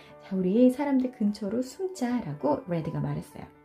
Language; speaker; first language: Korean; native; Korean